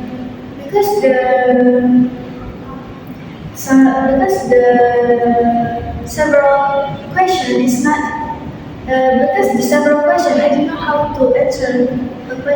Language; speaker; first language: English; non-native, learner; Indonesian